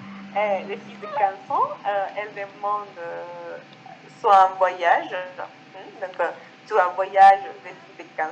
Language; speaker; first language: French; non-native, fluent; Spanish